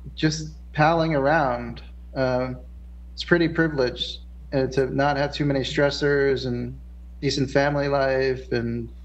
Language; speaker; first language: English; native; English